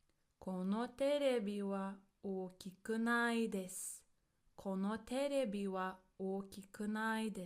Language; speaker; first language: Japanese; non-native, fluent; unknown